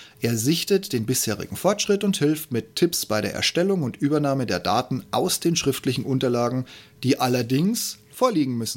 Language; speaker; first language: German; native; German